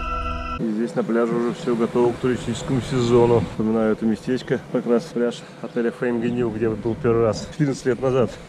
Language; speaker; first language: Russian; native; Russian